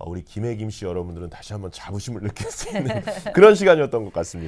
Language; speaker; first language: Korean; native; Korean